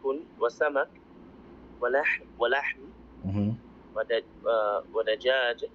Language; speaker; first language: Arabic; non-native, learner; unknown